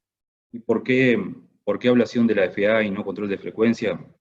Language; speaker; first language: Spanish; native; Spanish